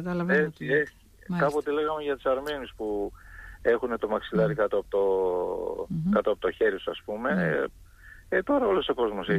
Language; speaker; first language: Greek; non-native, fluent; Arabic